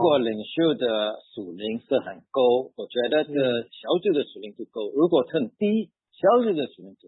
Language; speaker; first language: Chinese; early bilingual, heritage; Chinese